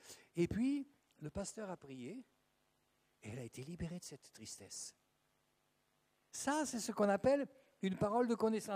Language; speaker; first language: French; native; French